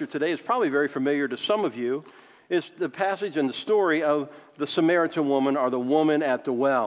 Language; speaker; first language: English; native; English